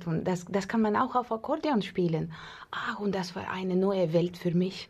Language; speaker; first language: German; non-native, learner; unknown